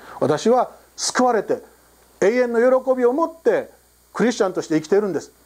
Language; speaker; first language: Japanese; native; Japanese